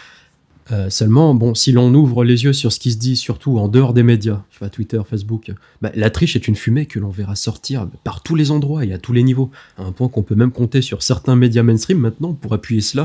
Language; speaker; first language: French; native; French